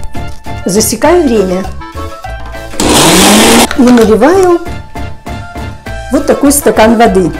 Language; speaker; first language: Russian; native; Russian